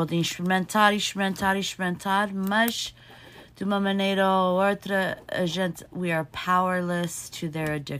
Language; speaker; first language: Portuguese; early bilingual, heritage; Portuguese